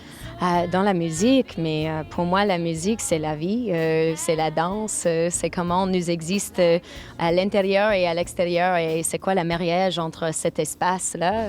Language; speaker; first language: French; non-native, local second language; English